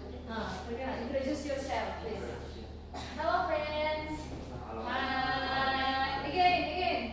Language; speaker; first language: English; non-native, learner; Indonesian